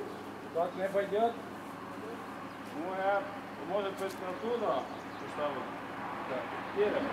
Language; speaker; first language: Russian; non-native, learner; Estonian